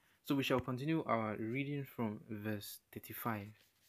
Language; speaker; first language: English; non-native, local second language; Yoruba